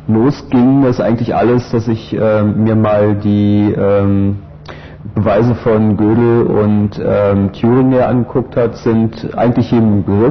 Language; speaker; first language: German; native; German